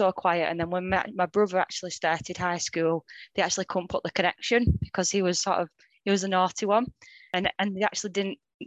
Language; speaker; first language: English; native; English